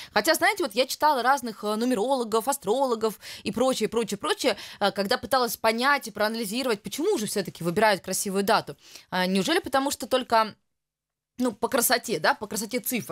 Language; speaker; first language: Russian; native; Russian